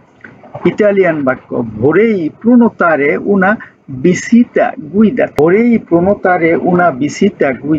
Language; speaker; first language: Italian; non-native, fluent; Bangla